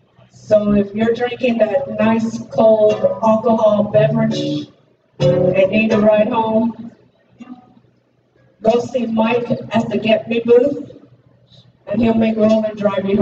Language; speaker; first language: English; native; English